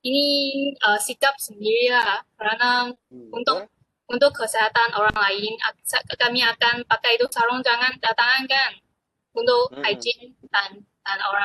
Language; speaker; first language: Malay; non-native, local second language; Chinese